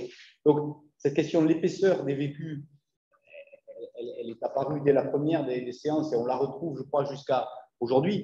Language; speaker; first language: French; native; French